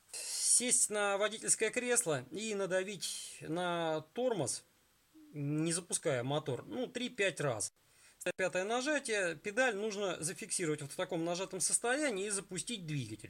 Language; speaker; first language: Russian; native; Russian